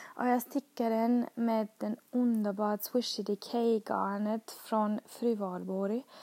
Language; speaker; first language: Swedish; non-native, fluent; German